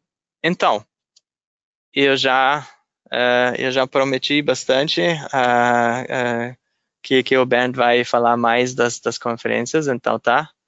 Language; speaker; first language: Portuguese; non-native, fluent; German